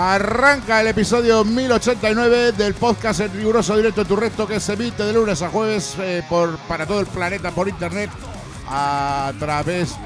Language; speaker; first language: Spanish; native; Spanish